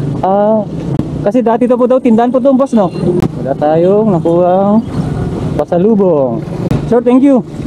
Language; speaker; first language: Filipino; non-native, local second language; Iloko